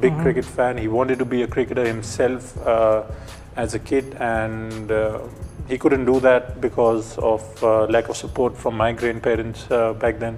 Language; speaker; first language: English; non-native, local second language; Punjabi